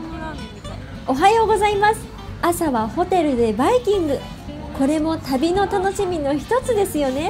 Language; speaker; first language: Japanese; native; Japanese